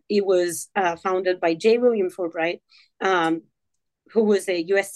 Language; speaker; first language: English; non-native, fluent; Arabic